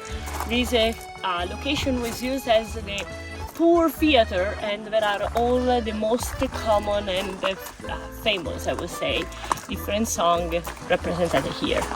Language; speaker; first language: English; non-native, fluent; Italian